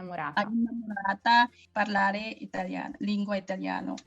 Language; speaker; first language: Italian; non-native, learner; Korean